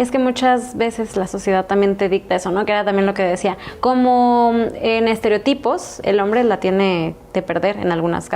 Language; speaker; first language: Spanish; native; Spanish